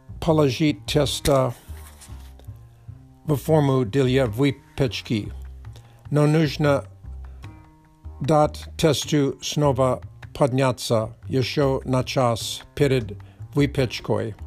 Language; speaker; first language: Russian; non-native, learner; English